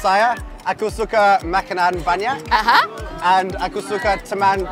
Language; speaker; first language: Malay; non-native, learner; English